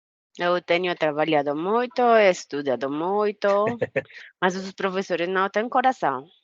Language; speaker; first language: Portuguese; non-native, learner; Spanish